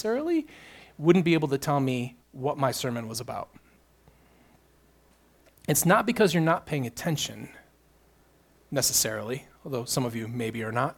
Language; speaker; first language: English; native; English